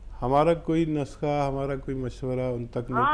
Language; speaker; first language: Hindi; native; Hindi